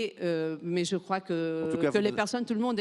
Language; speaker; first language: French; non-native, fluent; Portuguese